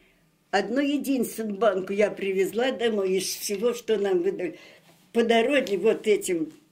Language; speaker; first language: Russian; native; Russian